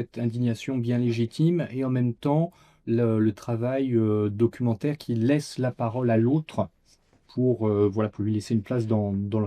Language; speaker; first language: French; native; French